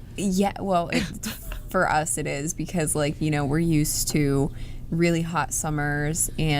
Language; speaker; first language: English; native; English